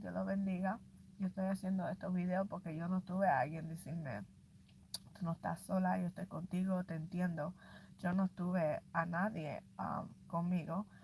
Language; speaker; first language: Spanish; early bilingual, heritage; Spanish